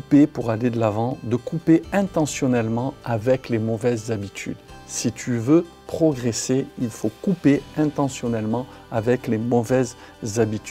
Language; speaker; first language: French; native; French